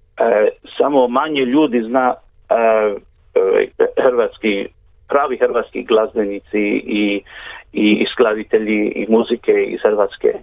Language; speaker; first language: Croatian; early bilingual, heritage; Croatian